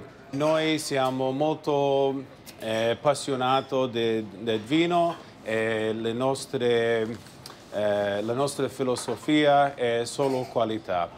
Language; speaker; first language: Italian; early bilingual, heritage; Italian